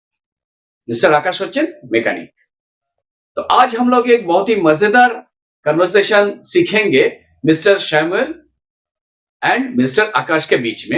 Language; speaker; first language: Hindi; non-native, local second language; Bangla